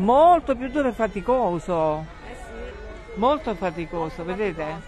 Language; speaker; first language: Italian; native; Italian